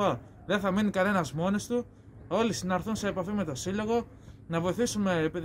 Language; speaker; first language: Greek; native; Greek